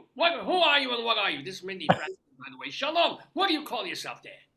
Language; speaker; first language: English; native; English